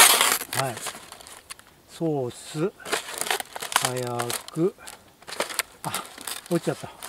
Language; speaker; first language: Japanese; native; Japanese